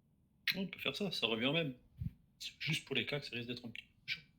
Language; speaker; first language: French; native; French